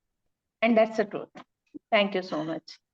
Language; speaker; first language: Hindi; native; Hindi